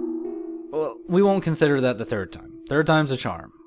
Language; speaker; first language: English; native; English